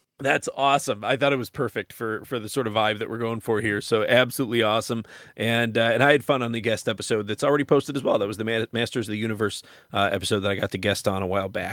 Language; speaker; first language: English; native; English